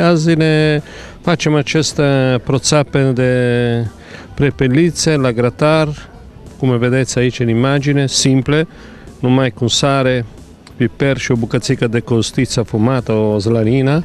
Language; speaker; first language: Romanian; non-native, learner; Italian